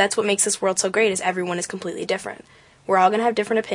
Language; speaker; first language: English; native; English